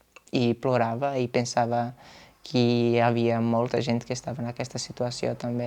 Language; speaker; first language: Catalan; non-native, fluent; Portuguese